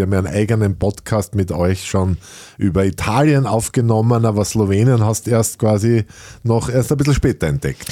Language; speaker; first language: German; native; German